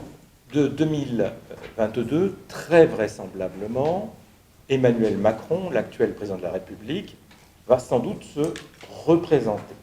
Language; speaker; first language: French; native; French